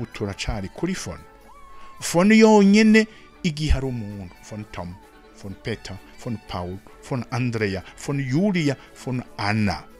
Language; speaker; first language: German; non-native, fluent; Rundi